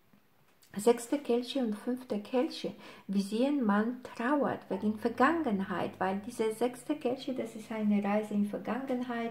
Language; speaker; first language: German; non-native, fluent; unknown